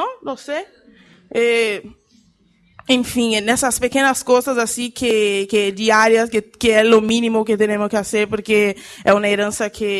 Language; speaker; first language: Spanish; non-native, learner; Portuguese